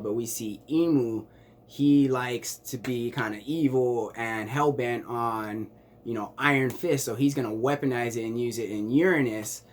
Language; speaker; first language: English; native; English